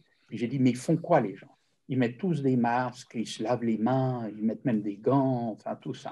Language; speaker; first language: French; native; French